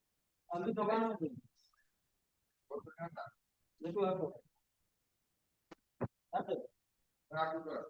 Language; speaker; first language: Hindi; non-native, local second language; Bangla